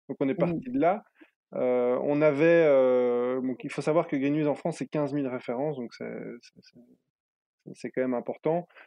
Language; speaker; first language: French; native; French